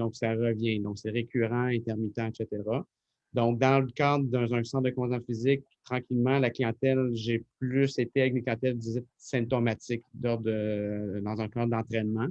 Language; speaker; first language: French; native; French